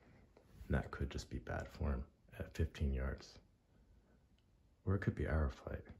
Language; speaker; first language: English; native; English